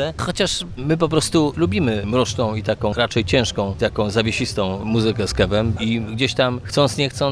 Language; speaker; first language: Polish; native; Polish